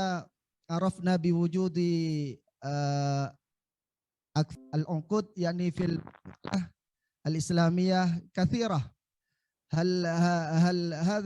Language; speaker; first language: Arabic; non-native, fluent; Indonesian